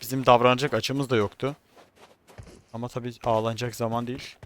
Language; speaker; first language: Turkish; native; Turkish